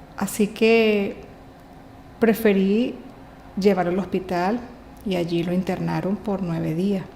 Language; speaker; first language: Spanish; native; Spanish